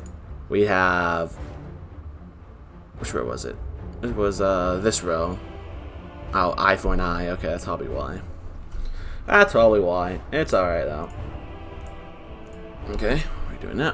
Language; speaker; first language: English; native; English